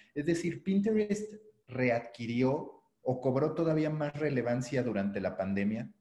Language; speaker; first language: Spanish; native; Spanish